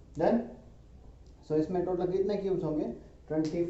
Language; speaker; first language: Hindi; non-native, local second language; Gujarati